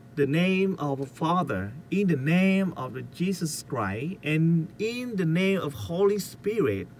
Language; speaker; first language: English; non-native, learner; Vietnamese